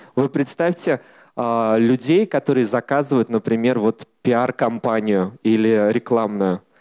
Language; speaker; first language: Russian; native; Russian